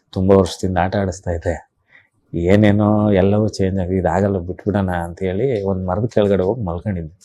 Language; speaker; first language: Kannada; native; Kannada